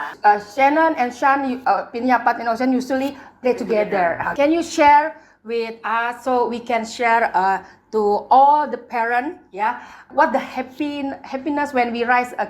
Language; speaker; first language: English; non-native, learner; Indonesian